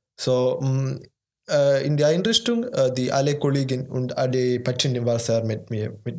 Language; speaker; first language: German; non-native, learner; Malayalam